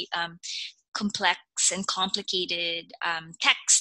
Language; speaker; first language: English; non-native, local second language; Filipino